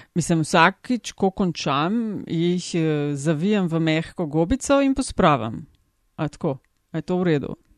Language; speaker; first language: Slovenian; native; Slovenian